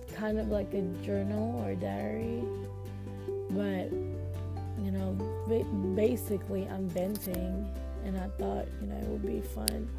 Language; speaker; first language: English; non-native, local second language; Filipino